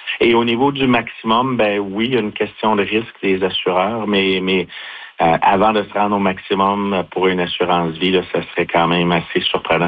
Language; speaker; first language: French; native; French